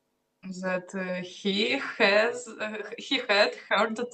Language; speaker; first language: English; non-native, learner; Russian